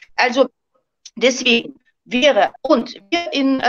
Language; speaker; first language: German; non-native, fluent; Russian